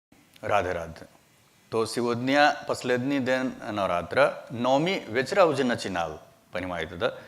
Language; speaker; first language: Russian; non-native, learner; Hindi